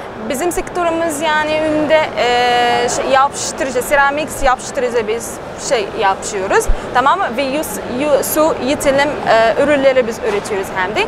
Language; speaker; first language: Turkish; non-native, learner; Arabic